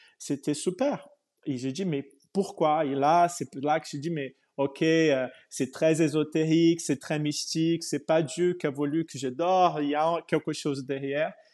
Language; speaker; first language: French; non-native, fluent; Portuguese